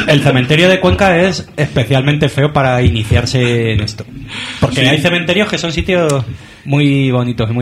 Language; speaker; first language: Spanish; native; Spanish